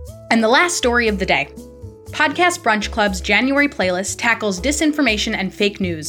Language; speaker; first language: English; native; English